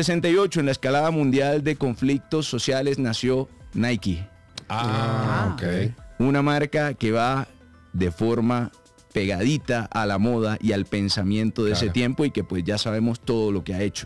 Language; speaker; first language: Spanish; native; Spanish